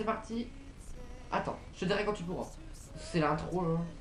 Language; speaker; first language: French; native; French